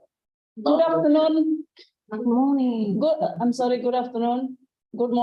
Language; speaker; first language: English; non-native, learner; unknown